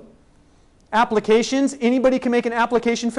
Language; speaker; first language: English; native; English